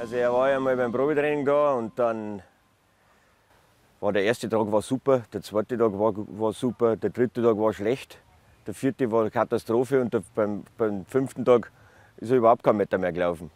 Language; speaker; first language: German; native; German